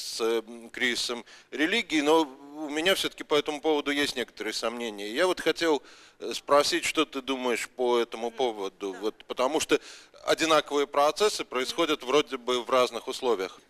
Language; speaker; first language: Russian; native; Russian